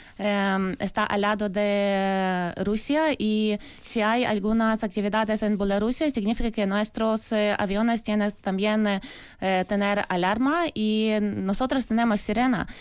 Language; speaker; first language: Spanish; non-native, learner; Ukrainian